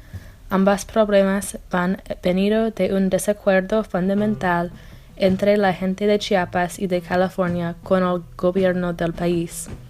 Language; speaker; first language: Spanish; non-native, learner; English